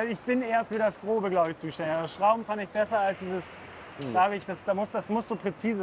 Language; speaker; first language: German; native; German